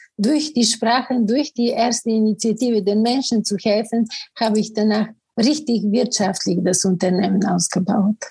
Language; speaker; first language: German; non-native, fluent; Bulgarian